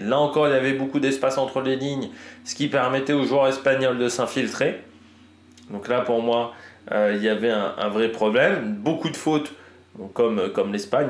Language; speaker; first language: French; native; French